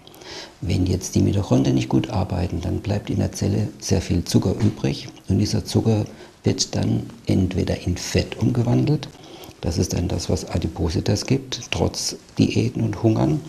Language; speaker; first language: German; native; German